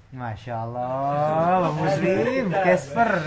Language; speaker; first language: Arabic; non-native, fluent; Indonesian